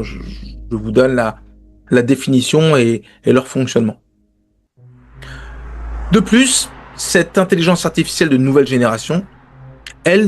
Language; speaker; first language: French; native; French